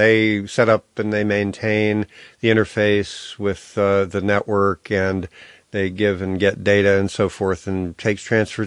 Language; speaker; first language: English; native; English